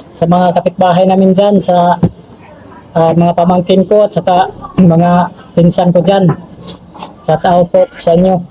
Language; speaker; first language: Filipino; non-native, local second language; Surigaonon